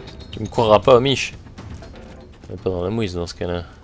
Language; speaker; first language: French; native; French